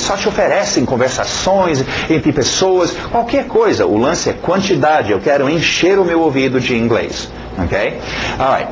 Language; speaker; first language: Portuguese; non-native, fluent; English